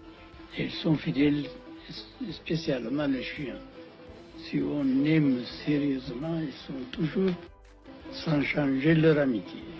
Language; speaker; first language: French; non-native, fluent; Amharic